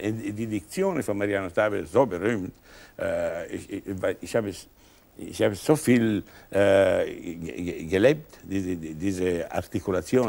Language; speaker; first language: German; non-native, learner; Italian